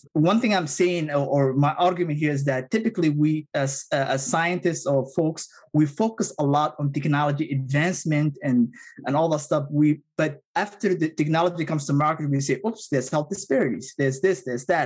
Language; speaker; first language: English; non-native, fluent; Somali